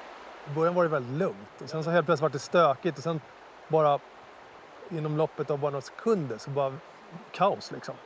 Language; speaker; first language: Swedish; native; Swedish